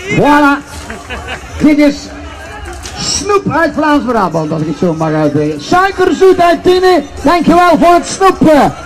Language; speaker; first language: Dutch; native; Dutch